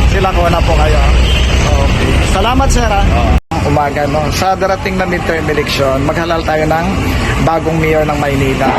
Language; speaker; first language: Filipino; native; Filipino